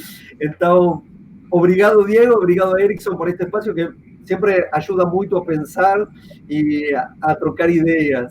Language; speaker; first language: Portuguese; non-native, fluent; Spanish